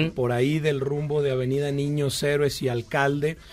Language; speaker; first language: Spanish; native; Spanish